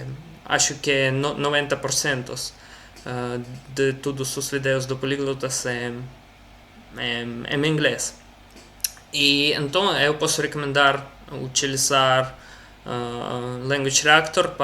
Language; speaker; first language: Portuguese; non-native, learner; Russian